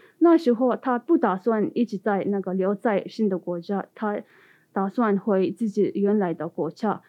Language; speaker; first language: Chinese; non-native, learner; Tibetan